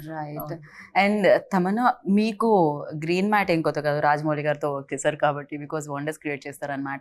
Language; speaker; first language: Telugu; native; Telugu